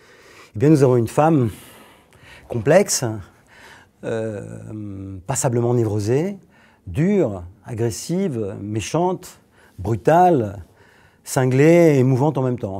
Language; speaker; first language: French; native; French